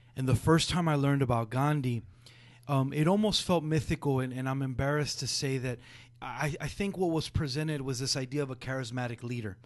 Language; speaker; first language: English; early bilingual, other home language; Spanish